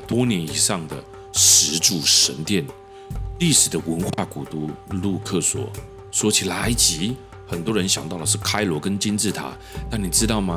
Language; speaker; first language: Chinese; native; Chinese